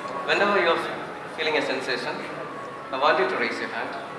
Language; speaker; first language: English; non-native, local second language; Malayalam